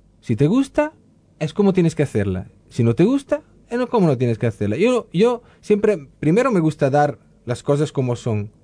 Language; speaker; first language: Spanish; non-native, fluent; Italian